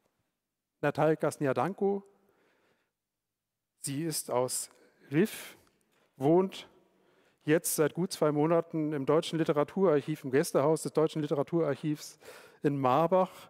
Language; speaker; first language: German; native; German